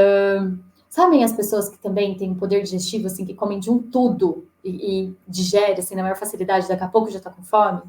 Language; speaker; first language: Portuguese; native; Portuguese